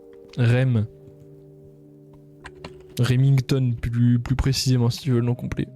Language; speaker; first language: French; native; French